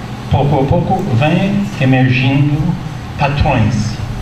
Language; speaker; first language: Portuguese; non-native, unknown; English